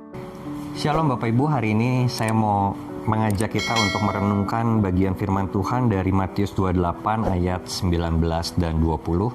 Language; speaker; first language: Indonesian; native; Indonesian